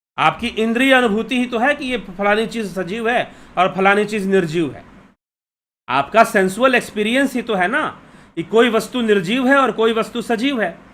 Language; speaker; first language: Hindi; native; Hindi